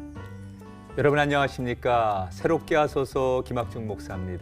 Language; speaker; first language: Korean; native; Korean